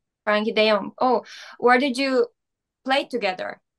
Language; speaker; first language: English; non-native, learner; Turkish